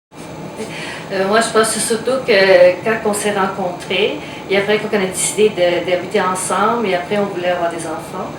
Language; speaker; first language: French; native; French